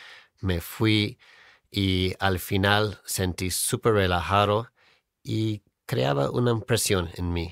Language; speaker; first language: Spanish; non-native, fluent; English